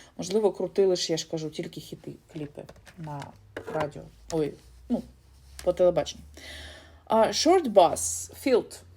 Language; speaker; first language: Ukrainian; non-native, local second language; Russian